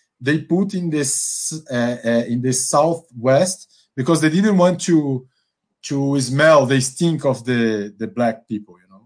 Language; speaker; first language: English; non-native, fluent; Portuguese